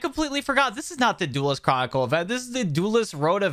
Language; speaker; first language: English; native; English